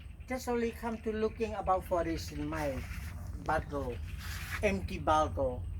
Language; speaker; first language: English; non-native, learner; Thai